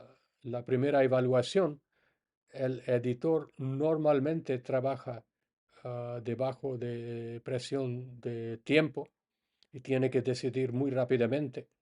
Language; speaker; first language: Spanish; non-native, fluent; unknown